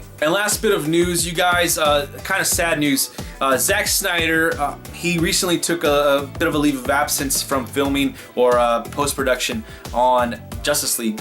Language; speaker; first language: English; native; English